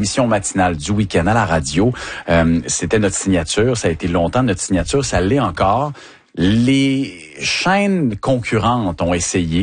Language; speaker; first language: French; native; French